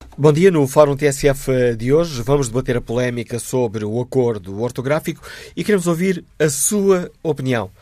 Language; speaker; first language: Portuguese; native; Portuguese